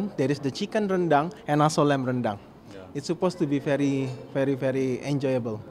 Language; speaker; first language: English; non-native, fluent; Indonesian